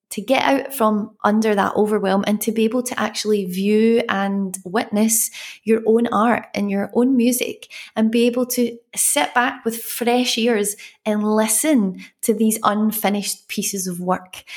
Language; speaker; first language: English; native; English